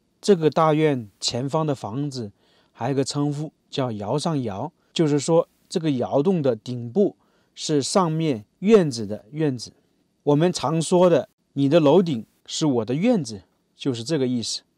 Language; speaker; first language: Chinese; native; Chinese